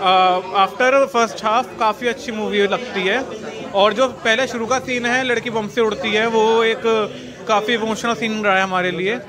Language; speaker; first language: Hindi; native; Hindi